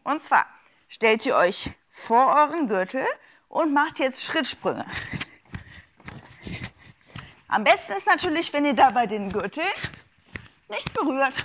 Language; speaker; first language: German; native; German